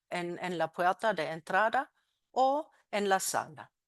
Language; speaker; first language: Spanish; non-native, fluent; German